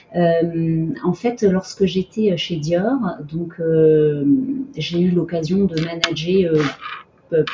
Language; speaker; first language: French; native; French